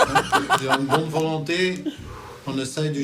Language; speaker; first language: French; non-native, local second language; Dutch